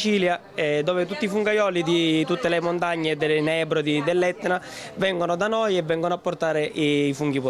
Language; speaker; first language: Italian; native; Italian